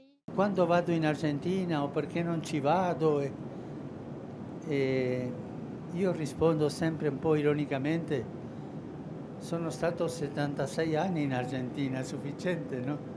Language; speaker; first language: Italian; non-native, fluent; Spanish